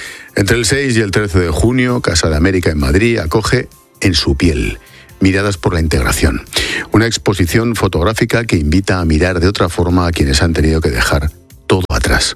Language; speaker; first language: Spanish; native; Spanish